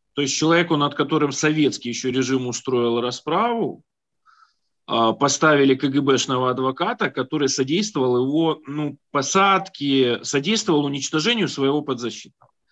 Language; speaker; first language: Russian; native; Russian